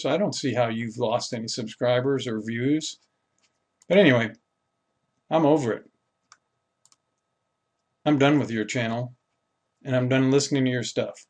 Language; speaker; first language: English; native; English